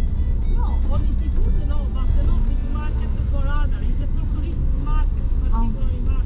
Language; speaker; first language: English; non-native, learner; Italian